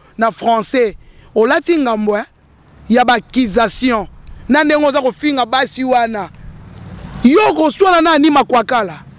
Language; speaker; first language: Lingala; non-native, local second language; Luba-Lulua